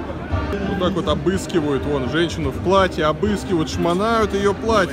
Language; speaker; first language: Russian; native; Russian